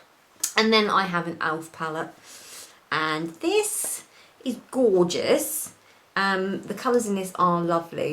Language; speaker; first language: English; native; English